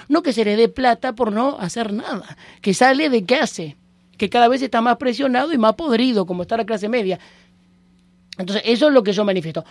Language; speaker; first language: Spanish; native; Spanish